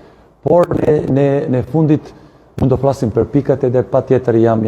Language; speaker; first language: Albanian; non-native, learner; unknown